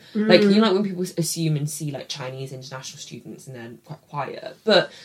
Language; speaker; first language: English; native; English